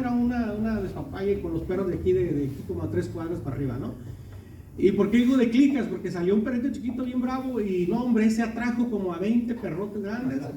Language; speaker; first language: Spanish; native; Spanish